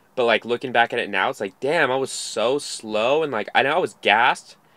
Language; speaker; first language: English; native; English